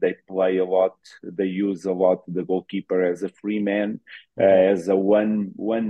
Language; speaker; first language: English; non-native, fluent; Portuguese